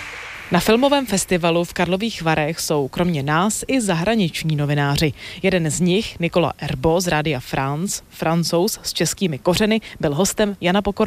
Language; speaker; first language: Czech; native; Czech